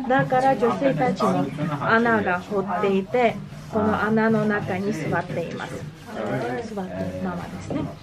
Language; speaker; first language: Japanese; non-native, learner; Armenian